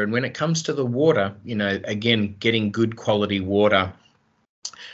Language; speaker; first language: English; native; English